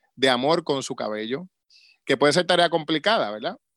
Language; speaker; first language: Spanish; native; Spanish